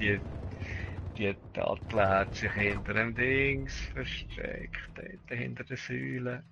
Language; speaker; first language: German; native; German